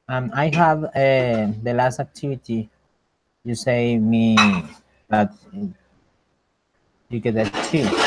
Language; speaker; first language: English; non-native, learner; Spanish